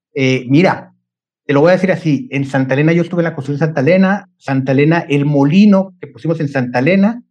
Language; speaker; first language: Spanish; native; Spanish